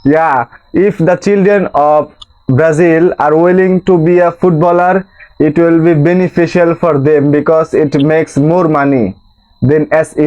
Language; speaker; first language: English; non-native, local second language; Bangla